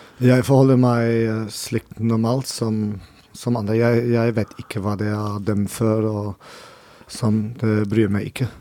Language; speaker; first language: Norwegian; non-native, learner; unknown